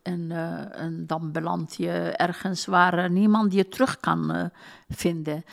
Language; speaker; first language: Dutch; non-native, fluent; Turkish